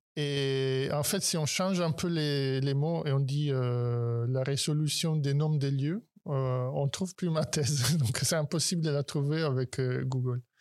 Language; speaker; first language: French; non-native, fluent; Italian